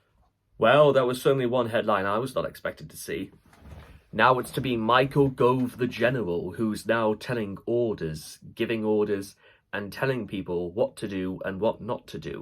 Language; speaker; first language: English; native; English